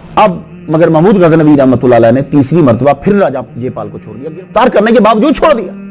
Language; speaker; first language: Urdu; native; Urdu